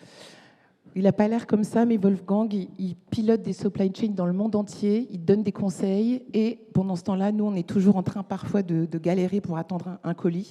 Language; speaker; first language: French; native; French